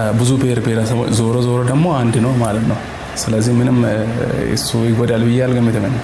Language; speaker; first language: Amharic; non-native, local second language; Oromo